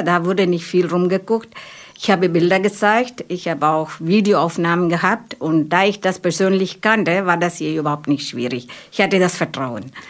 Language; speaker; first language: German; non-native, fluent; Malayalam